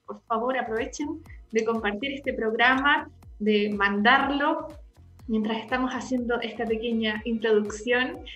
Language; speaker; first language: Spanish; native; Spanish